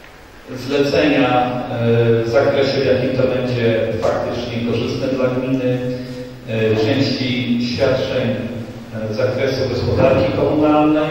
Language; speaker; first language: Polish; native; Polish